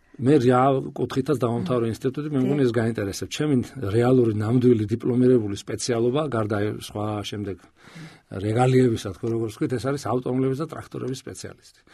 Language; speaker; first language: Georgian; native; Georgian